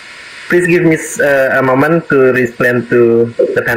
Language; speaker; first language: English; non-native, learner; Indonesian